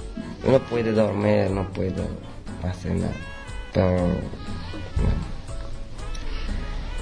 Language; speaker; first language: Spanish; non-native, learner; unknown